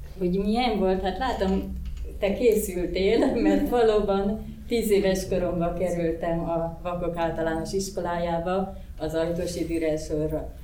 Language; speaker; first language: Hungarian; non-native, local second language; Croatian